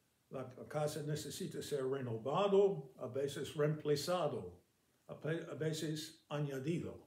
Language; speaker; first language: Spanish; non-native, fluent; English